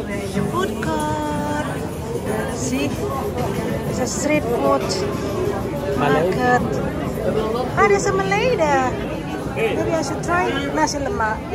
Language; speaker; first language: English; non-native, learner; Indonesian